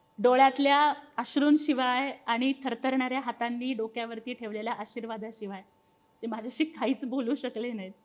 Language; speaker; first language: Marathi; non-native, local second language; Telugu